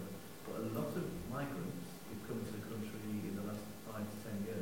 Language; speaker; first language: English; native; English